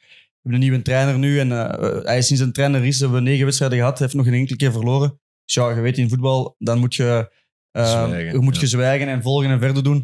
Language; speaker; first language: Dutch; native; Dutch